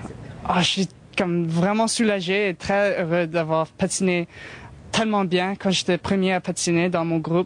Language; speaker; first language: French; non-native, local second language; English